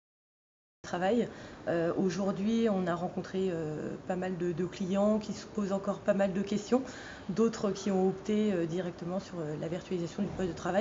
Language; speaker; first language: French; native; French